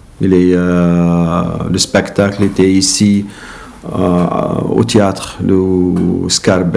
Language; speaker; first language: French; non-native, learner; Arabic